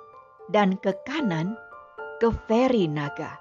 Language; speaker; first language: Indonesian; native; Indonesian